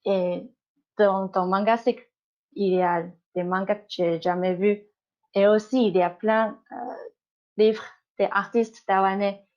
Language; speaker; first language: French; non-native, fluent; Chinese